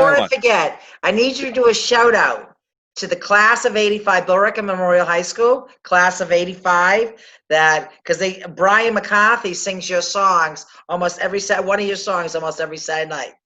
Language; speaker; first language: English; native; English